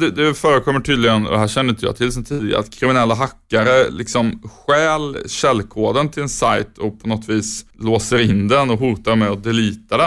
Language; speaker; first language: Swedish; native; Swedish